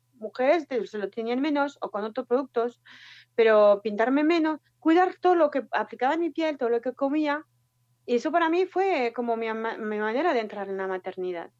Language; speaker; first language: Spanish; non-native, fluent; French